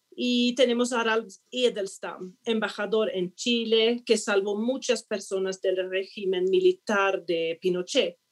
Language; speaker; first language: Spanish; non-native, fluent; Swedish